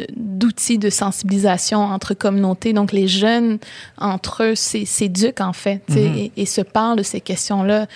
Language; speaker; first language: French; native; French